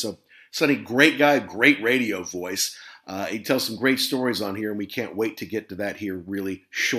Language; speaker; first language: English; native; English